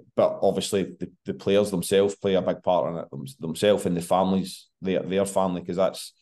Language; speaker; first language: English; native; English